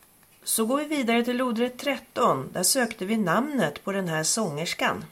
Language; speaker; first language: Swedish; native; Swedish